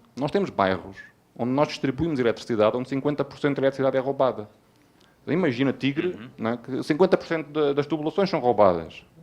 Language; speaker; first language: Portuguese; native; Portuguese